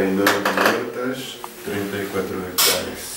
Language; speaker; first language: Spanish; non-native, learner; Portuguese